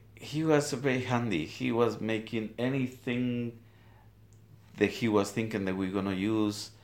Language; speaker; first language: English; non-native, fluent; Spanish